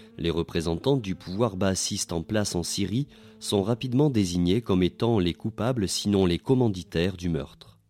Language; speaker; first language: French; native; French